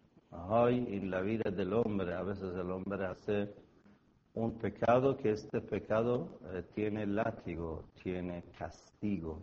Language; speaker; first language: Spanish; non-native, fluent; Persian